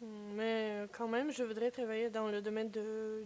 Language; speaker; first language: French; non-native, learner; Russian